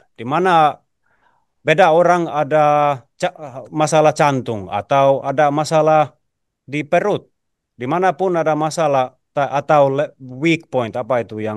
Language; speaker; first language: Indonesian; non-native, fluent; Finnish